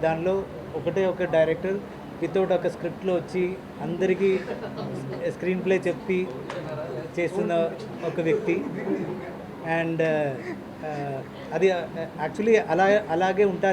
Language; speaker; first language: Telugu; non-native, fluent; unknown